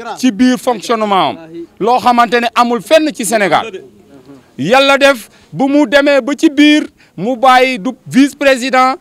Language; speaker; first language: Wolof; non-native, local second language; Jola-Fonyi